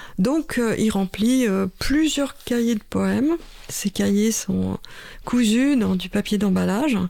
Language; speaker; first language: French; non-native, fluent; Russian